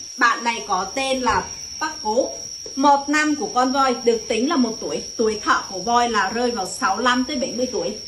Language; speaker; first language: Vietnamese; non-native, local second language; Mon